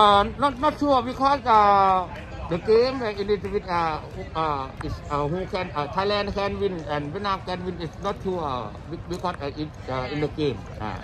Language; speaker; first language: English; non-native, learner; Thai